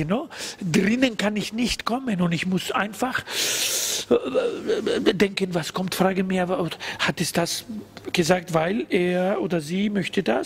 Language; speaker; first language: German; non-native, learner; Spanish